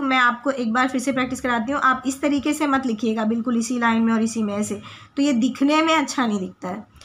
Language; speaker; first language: Hindi; native; Hindi